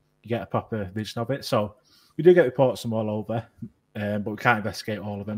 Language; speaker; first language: English; native; English